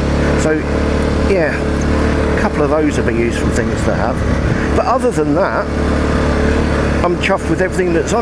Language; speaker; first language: English; native; English